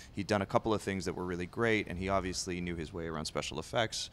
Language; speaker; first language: English; native; English